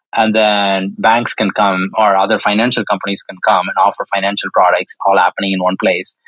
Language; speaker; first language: English; non-native, local second language; Tamil